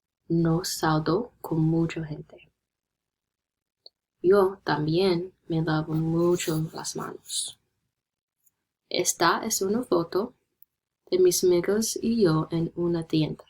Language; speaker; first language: Spanish; non-native, learner; English